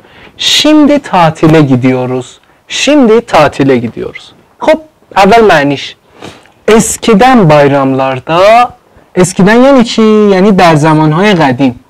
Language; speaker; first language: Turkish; non-native, fluent; Persian